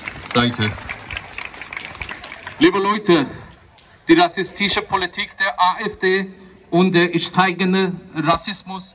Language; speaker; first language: German; non-native, fluent; Persian